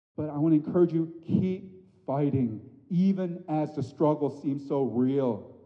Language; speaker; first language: English; native; English